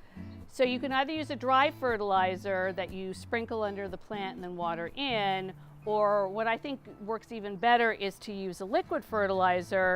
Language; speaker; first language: English; native; English